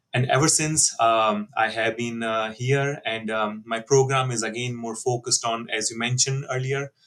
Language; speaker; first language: English; non-native, local second language; Hindi